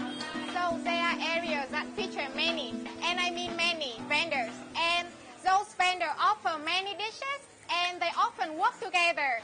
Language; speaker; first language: English; non-native, fluent; Vietnamese